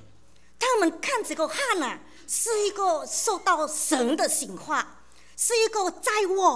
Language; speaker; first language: Chinese; native; Chinese